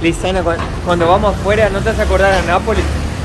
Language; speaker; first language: Spanish; native; Spanish